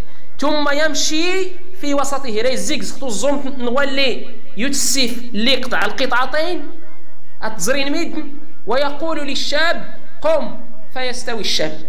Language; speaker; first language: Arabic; non-native, local second language; Tachelhit